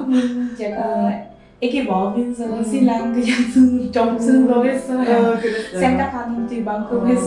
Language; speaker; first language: Korean; non-native, learner; Vietnamese